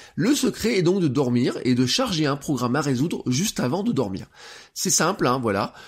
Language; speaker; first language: French; native; French